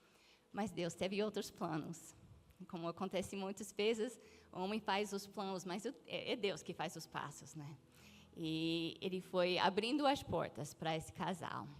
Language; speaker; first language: Portuguese; non-native, fluent; English